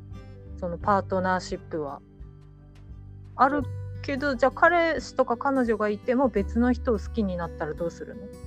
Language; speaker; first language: Japanese; native; Japanese